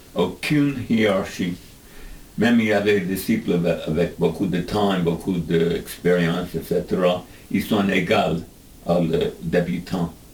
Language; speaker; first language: French; non-native, learner; English